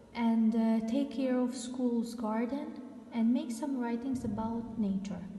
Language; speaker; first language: English; non-native, fluent; Albanian